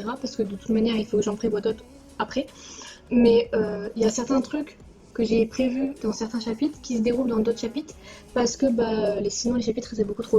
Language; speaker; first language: French; native; French